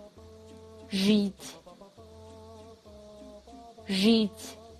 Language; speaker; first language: Russian; non-native, fluent; Kazakh